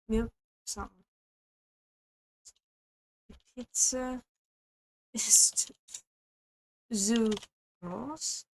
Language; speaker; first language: German; non-native, learner; English